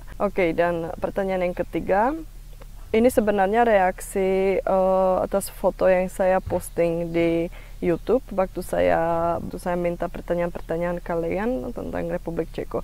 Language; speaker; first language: Indonesian; non-native, fluent; Czech